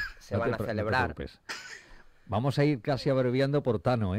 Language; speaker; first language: Spanish; native; Spanish